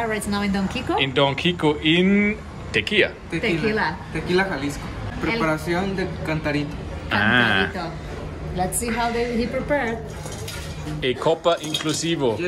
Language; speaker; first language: English; non-native, fluent; Portuguese